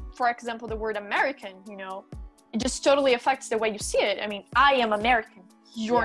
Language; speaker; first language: English; non-native, fluent; Portuguese